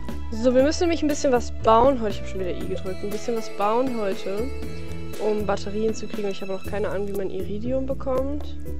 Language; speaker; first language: German; native; German